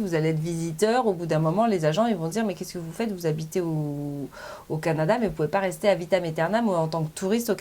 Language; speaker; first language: French; native; French